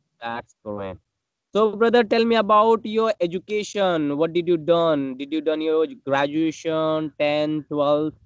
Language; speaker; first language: English; non-native, learner; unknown